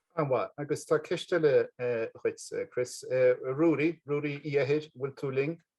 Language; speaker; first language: Irish; native; Irish